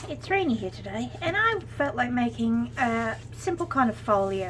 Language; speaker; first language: English; native; English